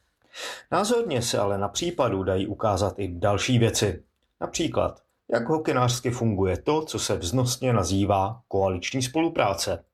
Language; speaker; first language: Czech; native; Czech